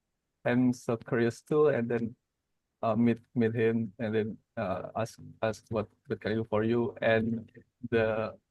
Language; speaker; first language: English; non-native, learner; Indonesian